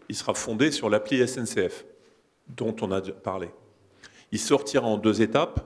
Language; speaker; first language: French; native; French